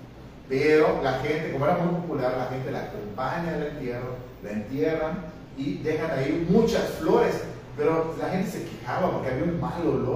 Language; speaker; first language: Spanish; native; Spanish